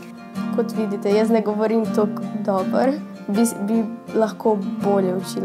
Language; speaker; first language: Slovenian; early bilingual, other home language; Portuguese